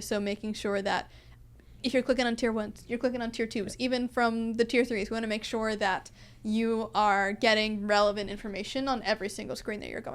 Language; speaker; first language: English; native; English